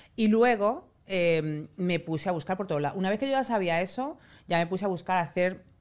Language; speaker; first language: Spanish; native; Spanish